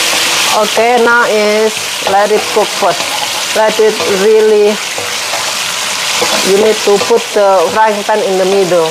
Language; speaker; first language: English; non-native, learner; Indonesian